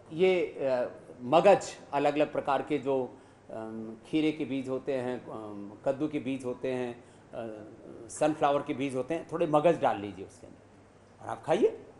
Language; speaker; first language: Hindi; native; Hindi